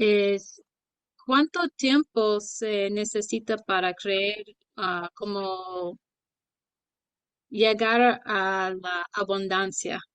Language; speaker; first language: Spanish; early bilingual, heritage; Spanish